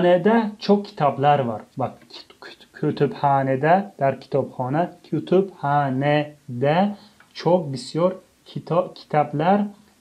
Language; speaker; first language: Turkish; non-native, fluent; Tajik